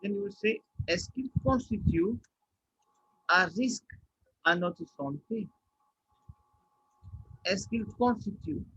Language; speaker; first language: French; non-native, fluent; Hindi